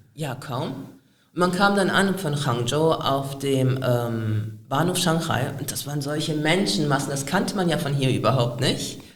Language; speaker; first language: German; native; German